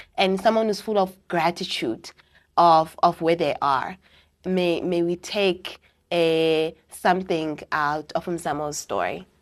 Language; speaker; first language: English; non-native, local second language; Xhosa